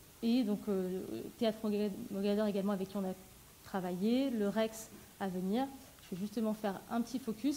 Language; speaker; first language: French; native; French